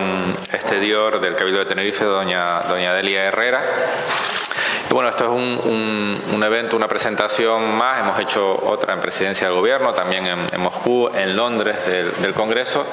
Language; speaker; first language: Spanish; native; Spanish